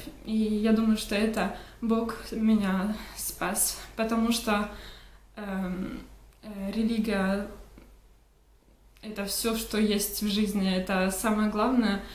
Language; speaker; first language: Russian; early bilingual, heritage; Russian